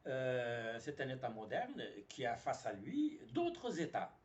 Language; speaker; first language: French; non-native, local second language; Arabic